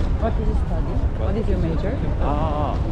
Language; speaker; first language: English; non-native, learner; Korean